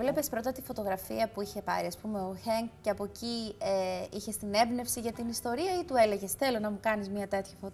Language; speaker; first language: Greek; native; Greek